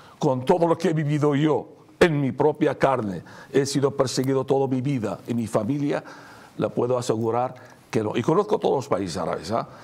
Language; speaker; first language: Spanish; non-native, fluent; Arabic